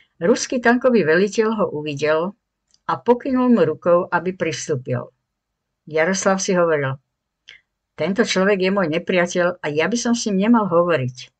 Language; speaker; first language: Slovak; native; Slovak